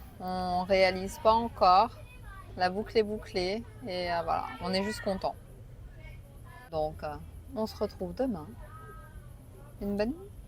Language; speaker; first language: French; native; French